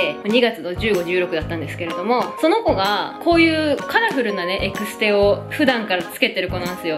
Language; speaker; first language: Japanese; native; Japanese